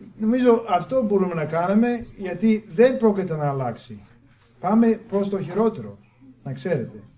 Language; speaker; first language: Greek; non-native, fluent; English